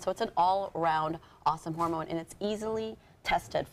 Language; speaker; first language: English; native; English